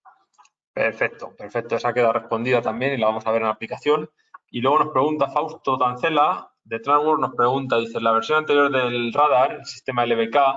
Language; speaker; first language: Spanish; native; Spanish